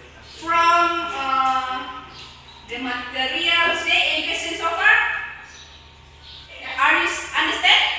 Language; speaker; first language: English; non-native, fluent; Indonesian